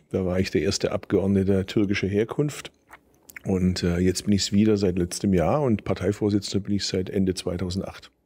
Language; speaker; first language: German; early bilingual, other home language; Turkish